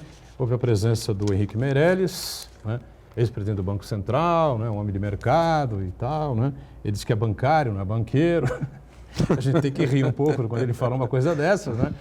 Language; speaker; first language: Portuguese; native; Portuguese